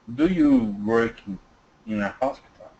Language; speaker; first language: English; non-native, learner; Portuguese